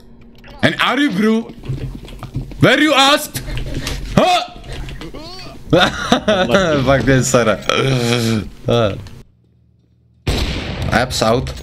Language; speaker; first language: English; non-native, learner; Czech